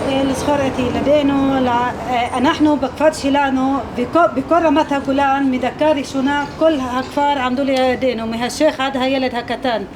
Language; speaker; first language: Hebrew; non-native, local second language; Arabic